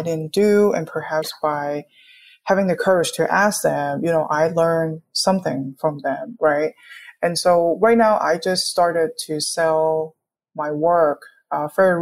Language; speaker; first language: English; non-native, local second language; Cantonese